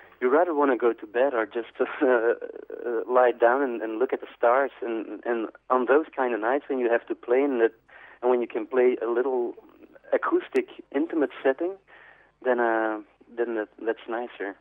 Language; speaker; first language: English; non-native, fluent; Dutch